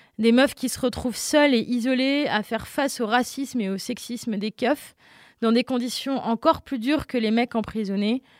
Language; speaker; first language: French; native; French